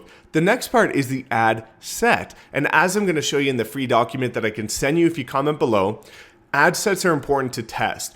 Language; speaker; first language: English; native; English